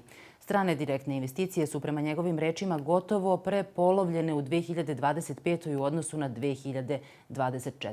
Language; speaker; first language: Serbian; native; Serbian